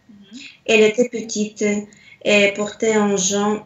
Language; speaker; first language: French; non-native, learner; Russian